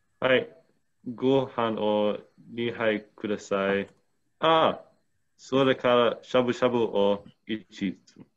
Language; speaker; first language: Japanese; non-native, learner; English